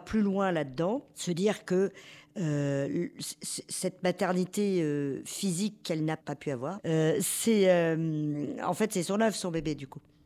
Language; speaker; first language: French; native; French